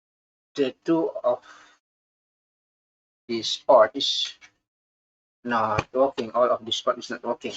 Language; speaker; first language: English; non-native, learner; Indonesian